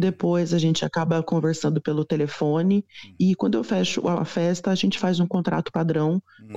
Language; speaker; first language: Portuguese; native; Portuguese